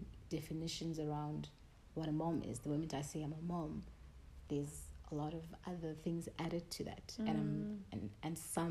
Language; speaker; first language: English; non-native, local second language; Tswana